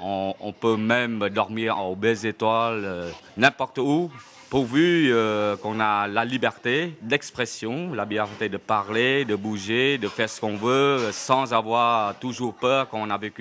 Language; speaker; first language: French; non-native, fluent; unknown